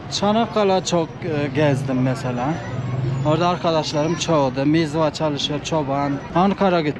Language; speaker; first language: Turkish; non-native, learner; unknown